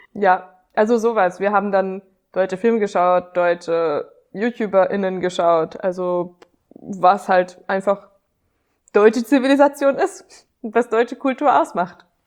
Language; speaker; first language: German; non-native, fluent; Hungarian